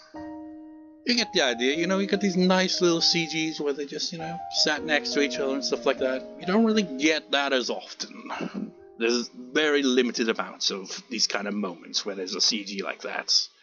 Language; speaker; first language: English; native; English